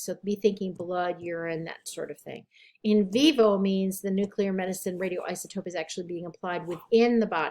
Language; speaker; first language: English; native; English